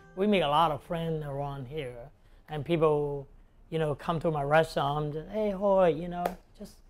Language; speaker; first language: English; non-native, local second language; Cantonese